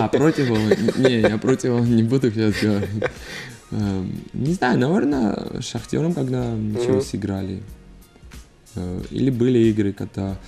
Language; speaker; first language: Russian; non-native, learner; Georgian